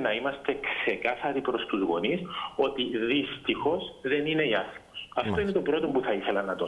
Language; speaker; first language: Greek; native; Greek